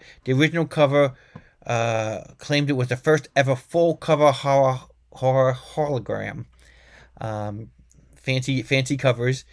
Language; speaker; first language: English; native; English